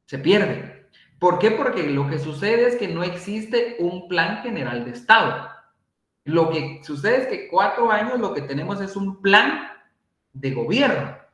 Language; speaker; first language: Spanish; native; Spanish